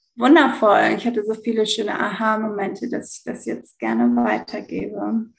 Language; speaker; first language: German; early bilingual, heritage; Greek